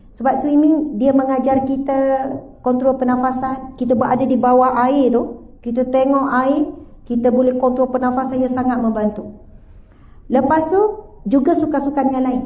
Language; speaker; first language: Malay; native; Malay